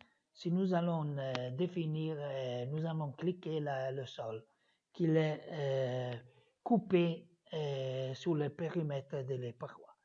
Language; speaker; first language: French; non-native, fluent; Italian